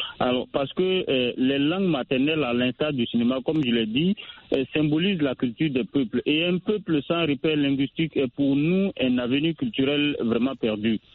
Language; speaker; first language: French; non-native, local second language; Mossi